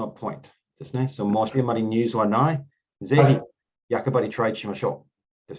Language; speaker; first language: Japanese; non-native, learner; English